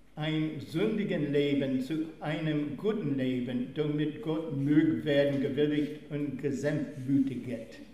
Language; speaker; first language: German; non-native, fluent; English